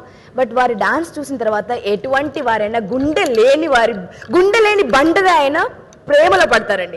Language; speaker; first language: Telugu; native; Telugu